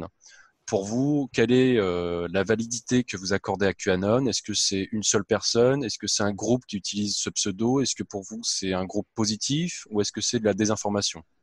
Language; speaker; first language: French; native; French